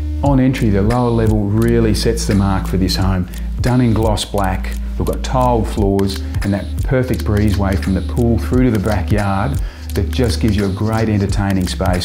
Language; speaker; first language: English; native; English